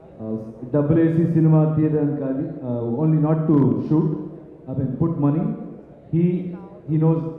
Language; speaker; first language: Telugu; non-native, learner; Kannada